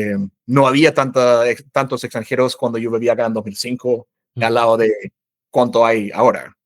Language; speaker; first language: Spanish; non-native, fluent; English